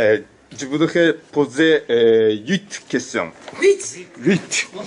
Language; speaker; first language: French; non-native, learner; Japanese